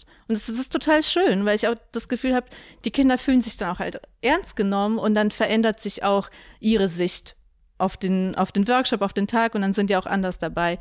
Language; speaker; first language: German; native; German